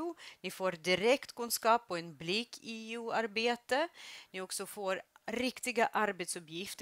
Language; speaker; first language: Swedish; non-native, fluent; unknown